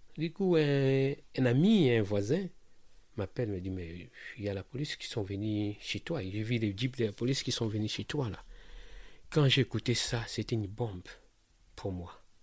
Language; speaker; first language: French; non-native, local second language; Lingala